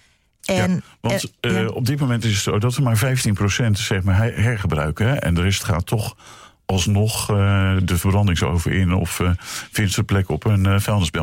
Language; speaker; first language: Dutch; native; Dutch